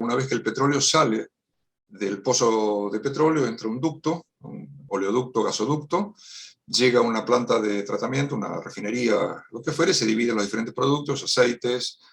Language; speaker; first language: Spanish; native; Spanish